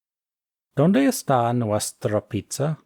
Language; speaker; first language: Spanish; non-native, fluent; English